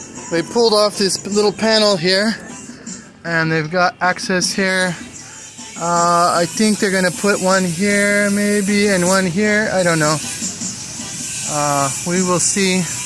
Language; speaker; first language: English; native; English